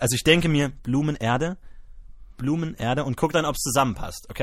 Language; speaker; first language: German; native; German